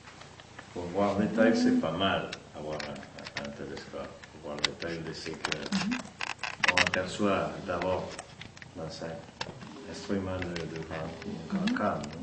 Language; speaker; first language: French; non-native, fluent; Spanish